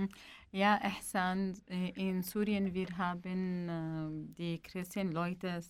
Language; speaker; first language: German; non-native, learner; Arabic